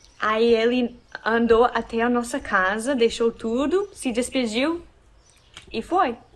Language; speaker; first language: Portuguese; non-native, fluent; English